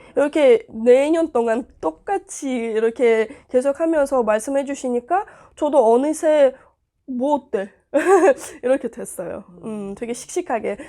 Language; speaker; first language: Korean; non-native, fluent; Azerbaijani